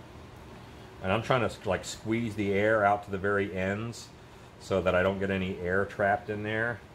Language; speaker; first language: English; native; English